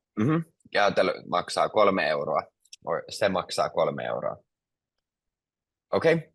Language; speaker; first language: Finnish; non-native, fluent; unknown